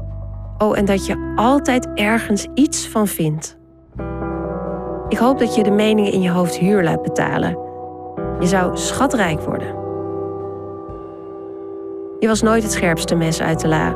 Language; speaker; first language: Dutch; native; Dutch